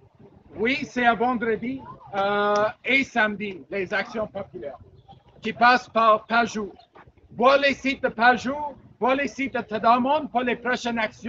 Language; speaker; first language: French; non-native, learner; English